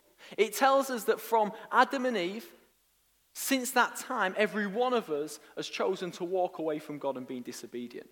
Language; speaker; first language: English; native; English